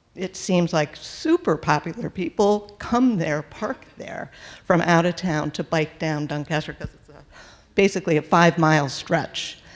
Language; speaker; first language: English; native; English